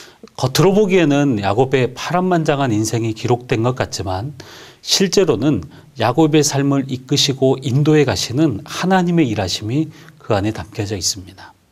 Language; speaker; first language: Korean; native; Korean